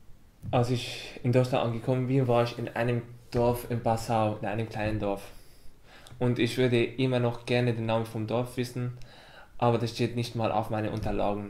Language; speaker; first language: German; non-native, fluent; Arabic